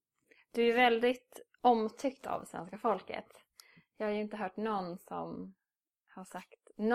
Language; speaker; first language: Swedish; native; Swedish